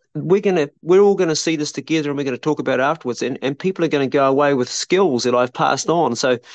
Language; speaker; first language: English; native; English